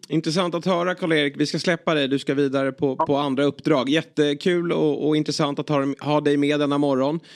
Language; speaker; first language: Swedish; native; Swedish